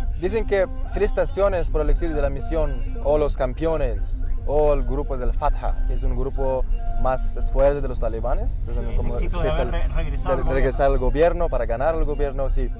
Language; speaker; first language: Spanish; non-native, fluent; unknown